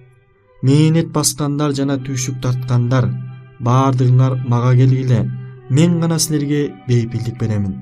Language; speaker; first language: Kyrgyz; native; Kyrgyz